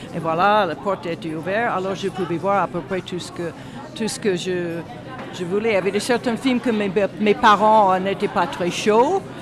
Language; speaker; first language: French; non-native, fluent; English